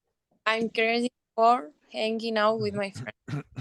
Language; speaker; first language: English; non-native, learner; Spanish